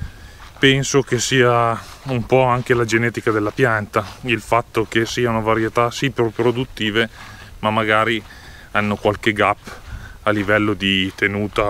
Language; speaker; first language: Italian; native; Italian